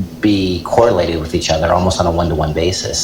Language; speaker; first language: English; native; English